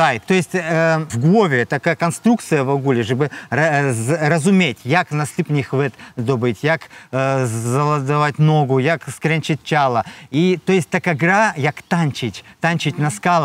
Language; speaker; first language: Polish; non-native, learner; Russian